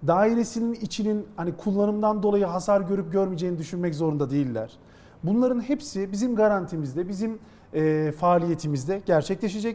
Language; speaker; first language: Turkish; native; Turkish